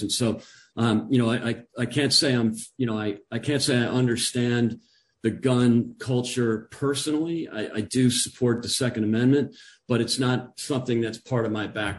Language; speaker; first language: English; native; English